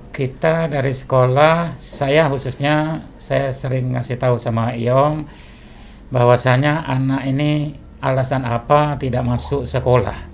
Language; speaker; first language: Indonesian; native; Indonesian